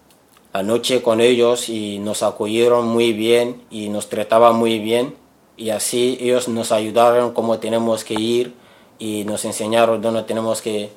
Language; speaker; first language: Spanish; non-native, learner; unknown